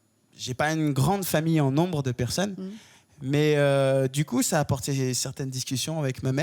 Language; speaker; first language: French; native; French